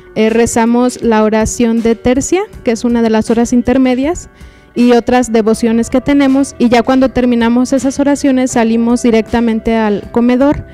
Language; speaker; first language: Spanish; native; Spanish